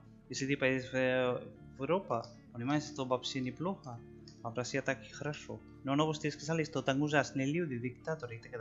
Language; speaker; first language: Russian; non-native, learner; Spanish